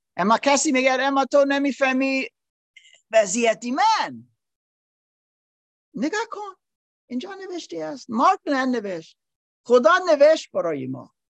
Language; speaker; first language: Persian; non-native, learner; English